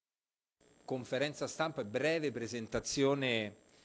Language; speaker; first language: Italian; native; Italian